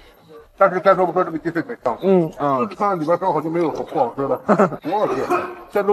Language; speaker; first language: Chinese; native; Chinese